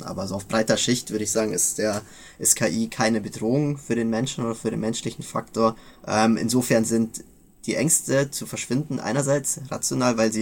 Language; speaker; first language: German; native; German